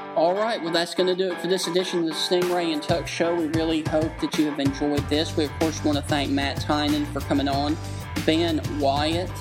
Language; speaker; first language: English; native; English